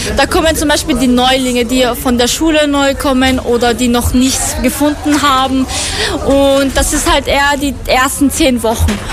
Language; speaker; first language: German; non-native, fluent; Persian